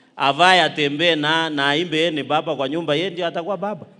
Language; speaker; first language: Swahili; non-native, local second language; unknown